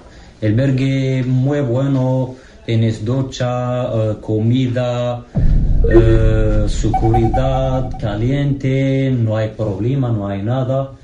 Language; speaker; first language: Spanish; non-native, learner; Arabic